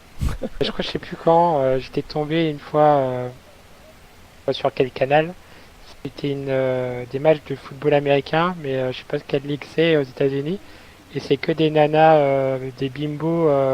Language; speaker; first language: French; native; French